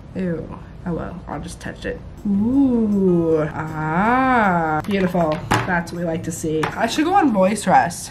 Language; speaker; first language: English; native; English